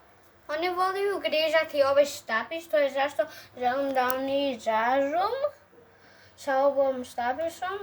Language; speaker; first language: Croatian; early bilingual, heritage; Croatian